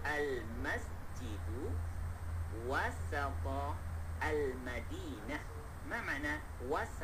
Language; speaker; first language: Arabic; non-native, fluent; Malay